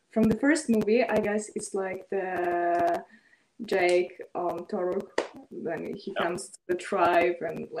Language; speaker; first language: English; non-native, fluent; Russian